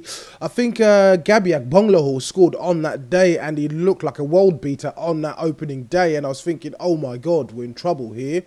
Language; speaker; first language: English; native; English